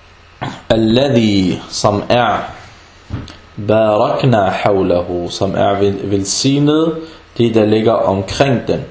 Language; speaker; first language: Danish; non-native, fluent; Arabic